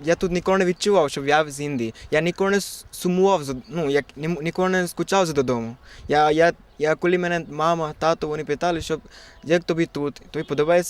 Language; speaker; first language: Ukrainian; non-native, learner; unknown